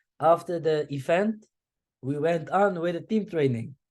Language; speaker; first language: English; non-native, fluent; Dutch